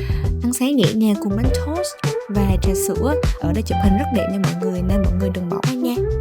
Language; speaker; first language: Vietnamese; native; Vietnamese